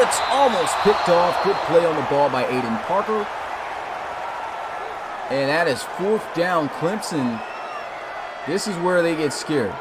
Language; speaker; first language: English; native; English